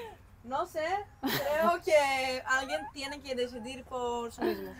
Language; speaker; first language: Spanish; non-native, fluent; Greek